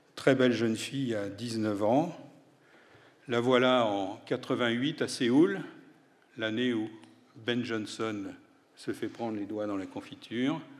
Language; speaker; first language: French; native; French